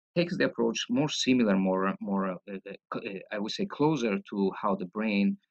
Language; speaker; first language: English; non-native, fluent; Italian